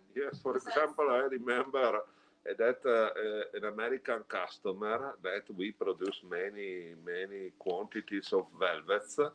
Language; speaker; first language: English; non-native, learner; Italian